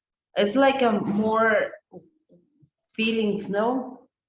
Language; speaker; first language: English; non-native, fluent; Spanish